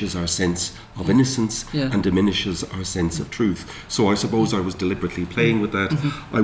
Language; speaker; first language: English; native; English